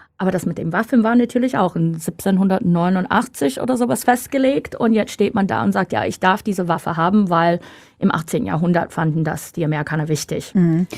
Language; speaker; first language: German; non-native, fluent; English